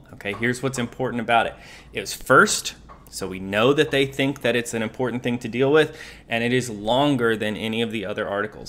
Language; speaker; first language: English; native; English